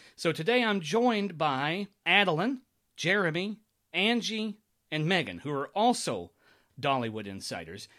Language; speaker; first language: English; native; English